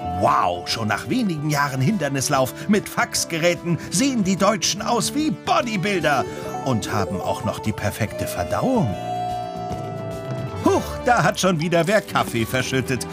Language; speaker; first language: German; native; German